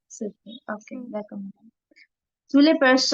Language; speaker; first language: French; non-native, learner; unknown